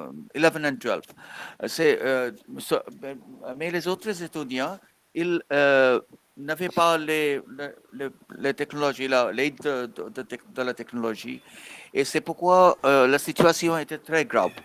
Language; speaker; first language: French; non-native, fluent; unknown